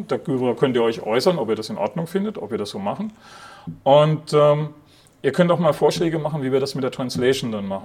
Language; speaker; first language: German; native; German